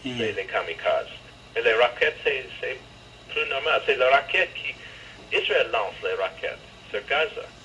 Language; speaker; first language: French; non-native, learner; English